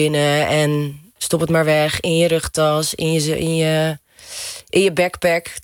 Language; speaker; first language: Dutch; native; Dutch